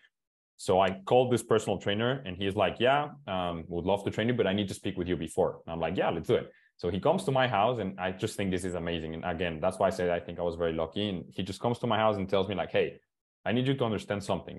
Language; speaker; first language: English; non-native, fluent; Spanish